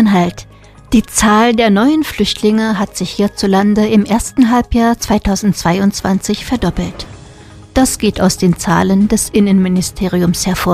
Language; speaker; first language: German; native; German